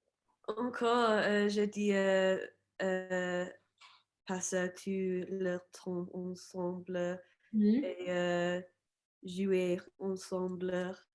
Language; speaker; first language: French; non-native, fluent; English